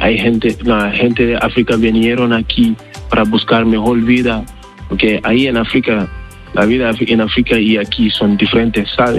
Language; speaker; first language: Spanish; non-native, learner; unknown